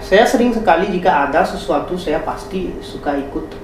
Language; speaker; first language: Indonesian; non-native, fluent; Hindi